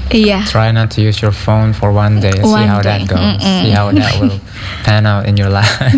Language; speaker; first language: English; non-native, fluent; Indonesian